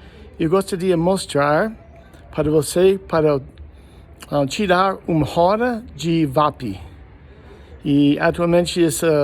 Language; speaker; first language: Portuguese; non-native, learner; English